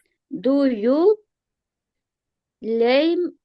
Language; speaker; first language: English; non-native, learner; Kyrgyz